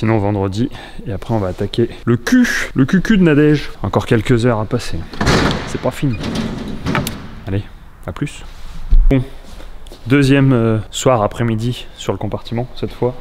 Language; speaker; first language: French; native; French